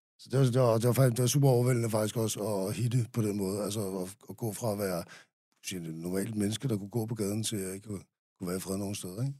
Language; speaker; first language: Danish; native; Danish